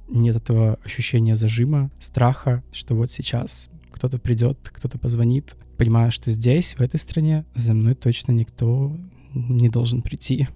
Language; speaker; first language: Russian; native; Russian